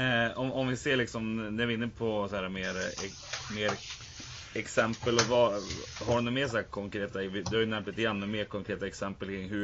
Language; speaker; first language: Swedish; native; Swedish